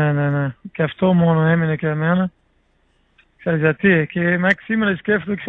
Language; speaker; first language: Greek; non-native, learner; Portuguese